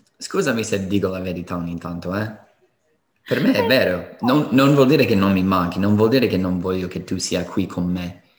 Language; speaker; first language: Italian; non-native, fluent; English